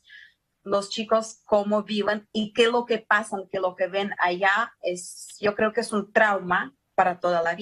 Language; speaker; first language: Spanish; early bilingual, heritage; Russian